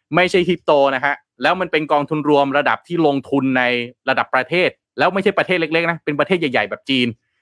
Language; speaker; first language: Thai; non-native, local second language; Lao